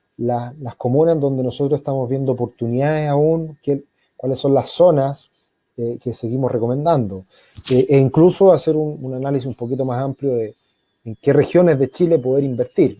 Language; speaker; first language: Spanish; native; Spanish